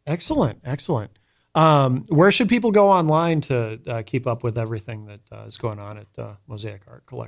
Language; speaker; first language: English; native; English